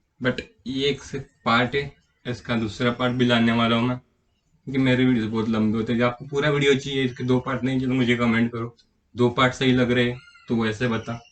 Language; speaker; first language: Hindi; non-native, local second language; Marathi